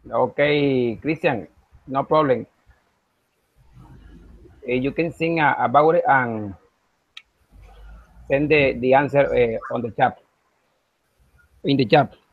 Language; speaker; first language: English; non-native, learner; Spanish